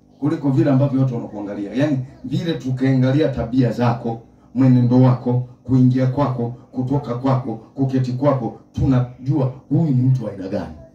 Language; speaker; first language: Swahili; native; Swahili